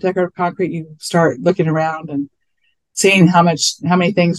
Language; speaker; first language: English; native; English